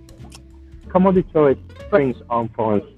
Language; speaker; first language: French; non-native, learner; English